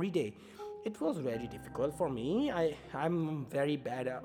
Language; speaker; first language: English; non-native, local second language; Hindi